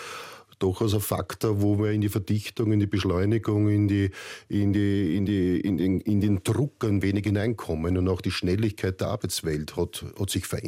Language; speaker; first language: German; native; German